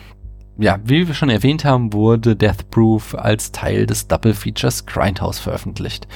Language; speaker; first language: German; native; German